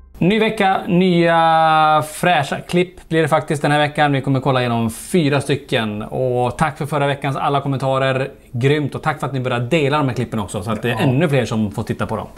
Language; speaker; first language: Swedish; native; Swedish